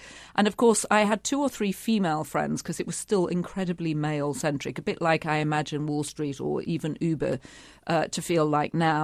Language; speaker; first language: English; native; English